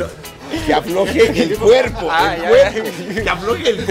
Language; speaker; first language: Spanish; native; Spanish